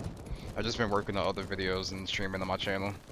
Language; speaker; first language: English; native; English